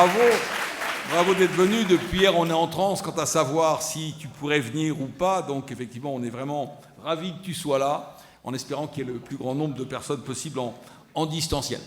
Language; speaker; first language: French; native; French